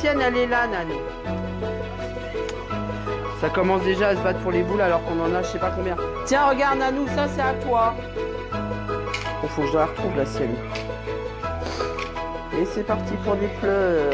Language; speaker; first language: French; native; French